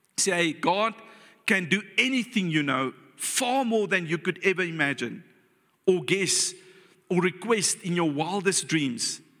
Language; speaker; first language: English; non-native, local second language; Afrikaans